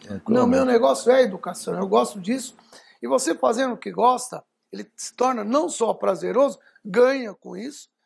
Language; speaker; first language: Portuguese; early bilingual, other home language; Arabic